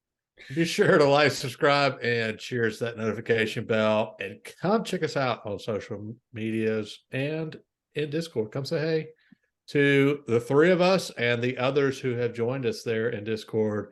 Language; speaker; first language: English; native; English